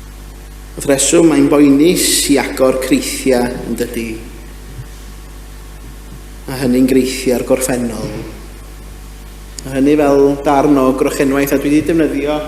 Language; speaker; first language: Welsh; native; Welsh